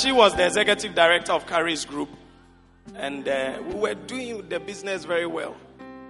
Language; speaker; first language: English; non-native, local second language; Akan